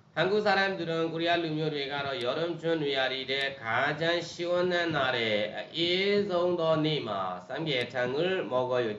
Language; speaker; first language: Korean; non-native, fluent; Burmese